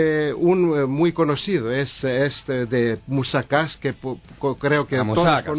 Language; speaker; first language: Spanish; non-native, learner; Greek